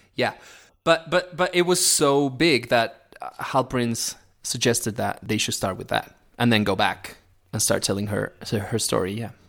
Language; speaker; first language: English; non-native, fluent; Spanish